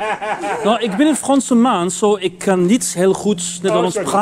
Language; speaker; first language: Dutch; non-native, learner; French